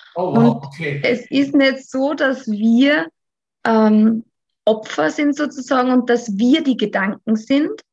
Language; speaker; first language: German; native; German